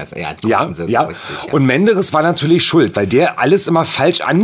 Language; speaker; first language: German; native; German